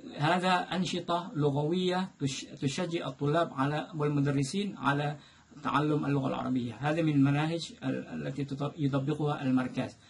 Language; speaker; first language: Arabic; non-native, fluent; Malay